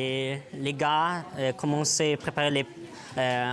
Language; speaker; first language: French; non-native, learner; Ukrainian